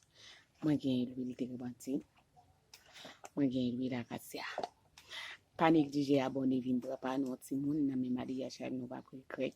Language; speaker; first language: French; non-native, local second language; Haitian Creole